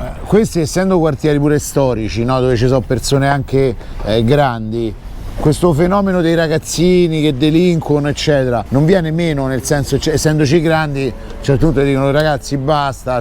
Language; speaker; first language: Italian; native; Italian